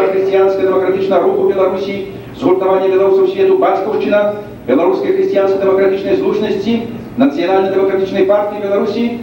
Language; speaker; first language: Belarusian; native; Belarusian